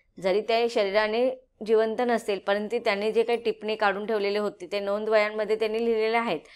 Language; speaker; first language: Marathi; native; Marathi